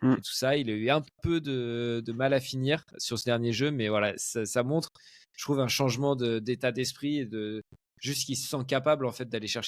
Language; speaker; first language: French; native; French